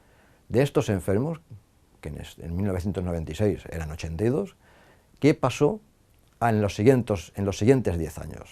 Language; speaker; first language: Spanish; native; Spanish